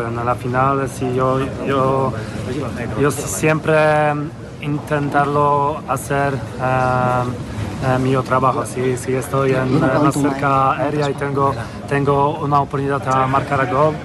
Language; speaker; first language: Spanish; non-native, fluent; Polish